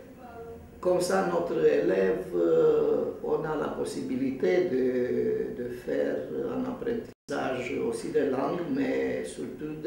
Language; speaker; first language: French; non-native, fluent; Romanian